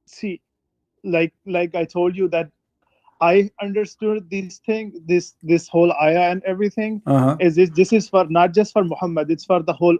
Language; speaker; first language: English; non-native, fluent; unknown